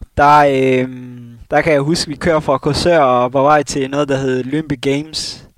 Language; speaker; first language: Danish; early bilingual, other home language; Somali